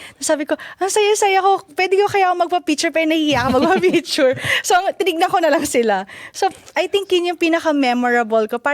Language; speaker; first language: Filipino; native; Filipino